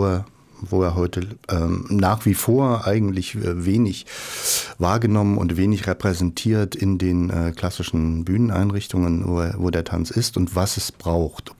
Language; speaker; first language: German; native; German